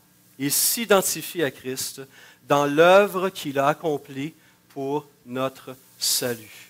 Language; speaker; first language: French; native; French